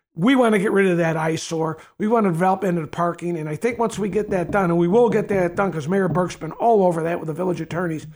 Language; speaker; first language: English; native; English